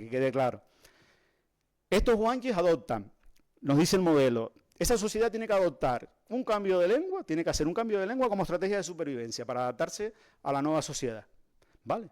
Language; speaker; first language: Spanish; native; Spanish